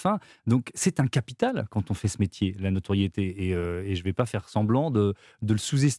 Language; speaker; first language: French; native; French